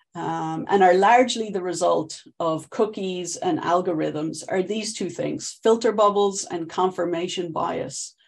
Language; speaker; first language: English; native; English